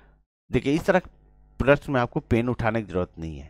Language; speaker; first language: Hindi; native; Hindi